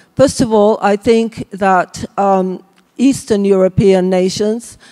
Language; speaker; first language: English; native; English